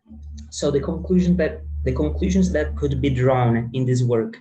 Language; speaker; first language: English; non-native, fluent; Portuguese